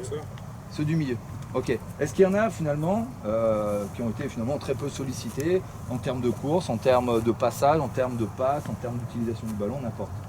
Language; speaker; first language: French; native; French